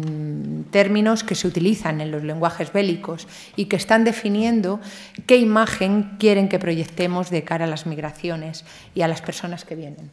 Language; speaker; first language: Spanish; native; Spanish